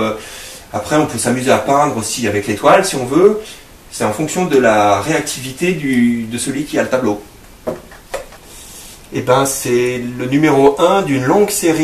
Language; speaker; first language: French; native; French